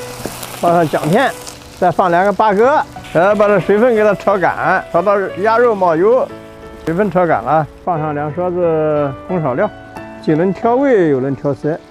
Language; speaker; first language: Chinese; native; Chinese